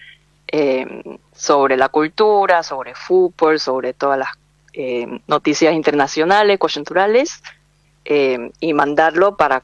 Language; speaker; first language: Spanish; non-native, fluent; Korean